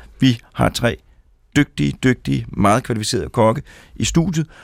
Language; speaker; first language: Danish; native; Danish